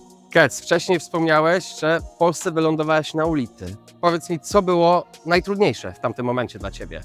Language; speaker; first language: Polish; native; Polish